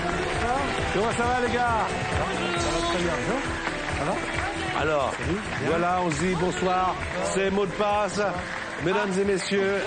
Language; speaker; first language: French; native; French